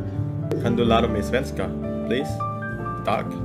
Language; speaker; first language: Swedish; non-native, learner; Indonesian